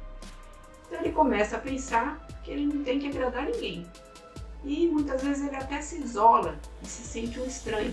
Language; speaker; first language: Portuguese; native; Portuguese